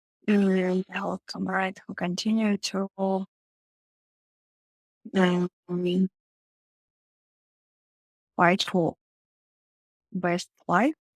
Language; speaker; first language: English; non-native, learner; Russian